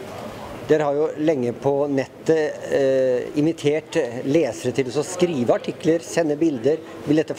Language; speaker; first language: Norwegian; native; Norwegian